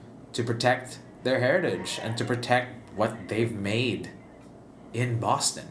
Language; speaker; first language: English; non-native, local second language; Filipino